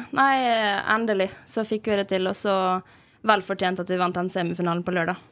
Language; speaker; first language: Norwegian; native; Norwegian